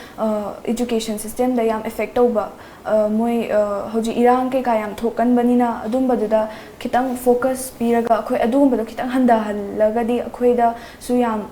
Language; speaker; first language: Manipuri; native; Manipuri